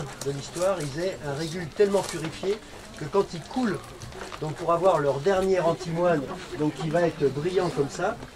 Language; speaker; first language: French; native; French